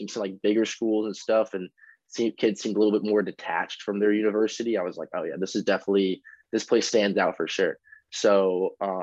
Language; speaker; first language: English; native; English